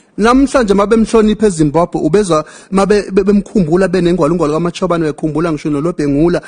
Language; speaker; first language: Zulu; native; Zulu